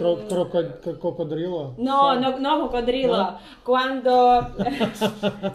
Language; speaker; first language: Spanish; non-native, learner; Russian